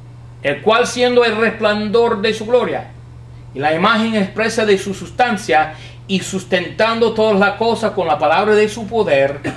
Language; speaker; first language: Spanish; non-native, fluent; English